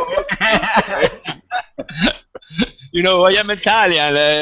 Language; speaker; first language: English; non-native, fluent; Italian